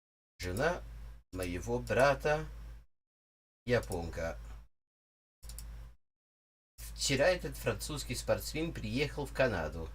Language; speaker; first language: Russian; non-native, learner; English